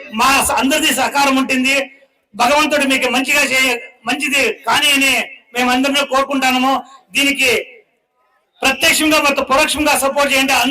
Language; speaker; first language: Telugu; non-native, local second language; Kannada